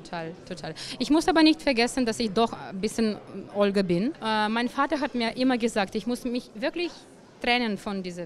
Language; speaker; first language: German; non-native, fluent; Russian